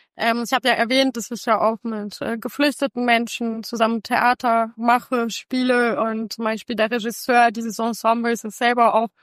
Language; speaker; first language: German; non-native, fluent; Russian